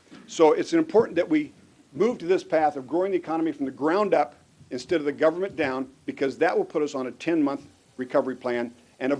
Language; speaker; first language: English; native; English